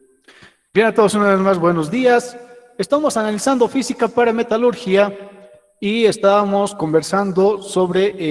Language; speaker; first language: Spanish; native; Spanish